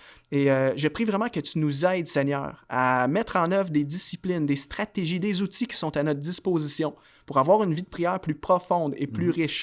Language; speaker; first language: French; native; French